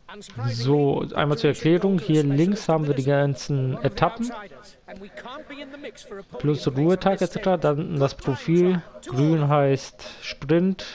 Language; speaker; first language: German; native; German